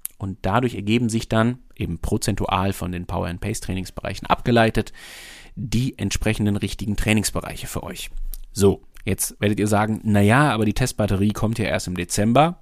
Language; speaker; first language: German; native; German